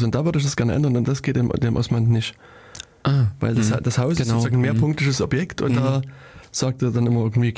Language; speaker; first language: German; native; German